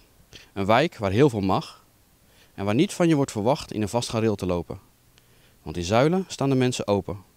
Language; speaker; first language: Dutch; native; Dutch